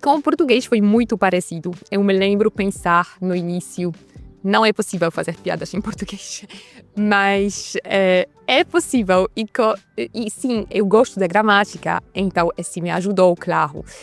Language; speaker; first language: Portuguese; non-native, fluent; Polish